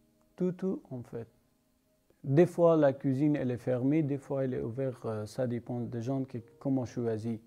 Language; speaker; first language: French; non-native, learner; Persian